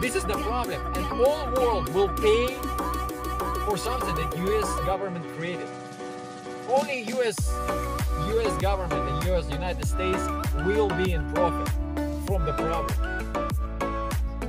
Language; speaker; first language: English; non-native, fluent; Russian